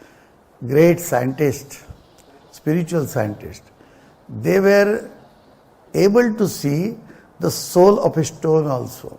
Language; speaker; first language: English; non-native, local second language; Marathi